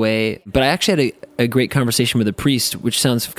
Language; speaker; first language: English; native; English